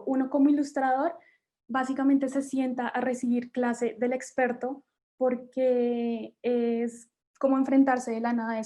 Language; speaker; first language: Spanish; native; Spanish